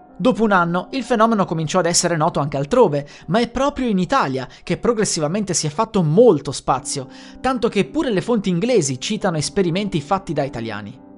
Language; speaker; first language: Italian; native; Italian